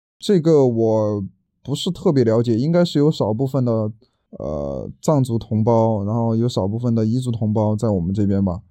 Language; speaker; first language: Chinese; native; Chinese